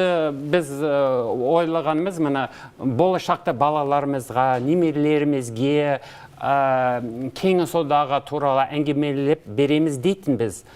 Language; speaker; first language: Kazakh; non-native, learner; English